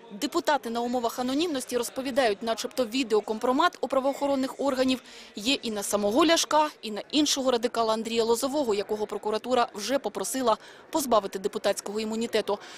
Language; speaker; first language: Ukrainian; native; Ukrainian